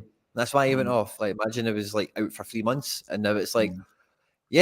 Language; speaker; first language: English; native; English